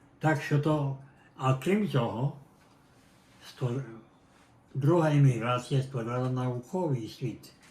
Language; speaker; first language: Ukrainian; native; Ukrainian